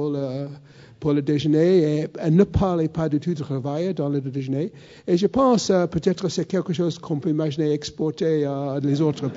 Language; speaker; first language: French; non-native, fluent; English